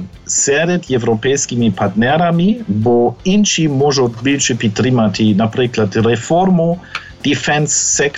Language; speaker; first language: Ukrainian; non-native, fluent; German